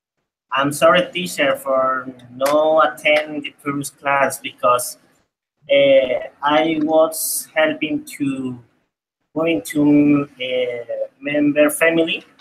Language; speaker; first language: English; non-native, learner; Spanish